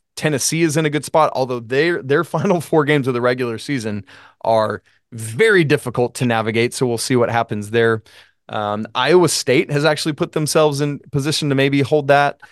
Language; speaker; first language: English; native; English